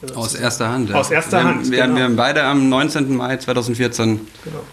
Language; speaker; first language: German; native; German